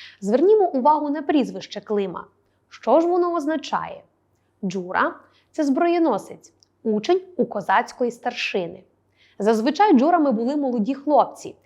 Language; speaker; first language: Ukrainian; native; Ukrainian